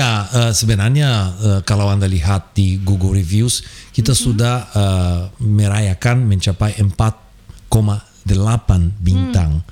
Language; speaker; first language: Indonesian; non-native, fluent; Portuguese